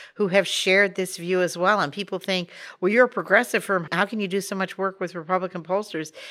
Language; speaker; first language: English; native; English